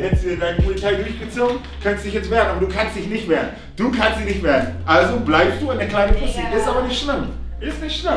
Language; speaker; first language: German; native; German